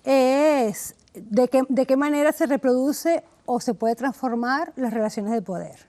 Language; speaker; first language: Spanish; native; Spanish